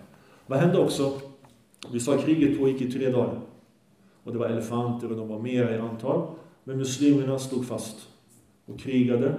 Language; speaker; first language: Swedish; early bilingual, other home language; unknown